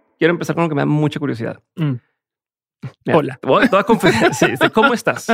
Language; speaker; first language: Spanish; native; Spanish